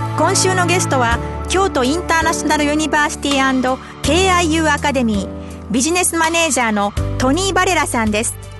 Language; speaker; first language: Japanese; native; Japanese